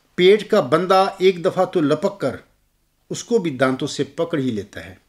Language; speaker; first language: Urdu; native; Urdu